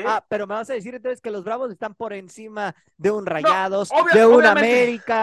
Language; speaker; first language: Spanish; native; Spanish